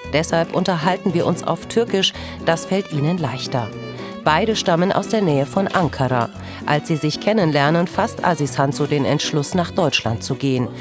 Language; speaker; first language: German; early bilingual, other home language; Turkish